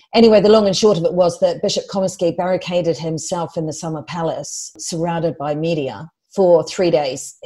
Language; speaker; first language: English; native; English